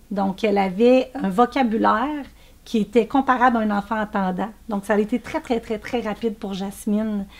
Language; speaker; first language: French; native; French